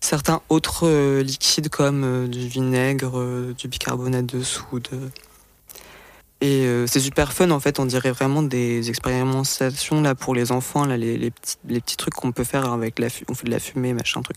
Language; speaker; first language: French; native; French